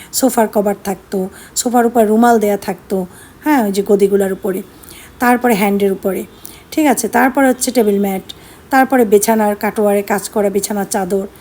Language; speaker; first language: Bangla; native; Bangla